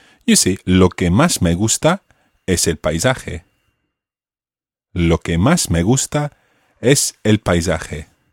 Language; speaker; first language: Spanish; non-native, fluent; English